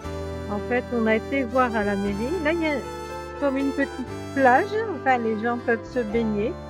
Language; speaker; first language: French; native; French